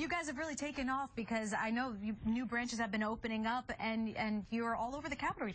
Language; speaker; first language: English; native; English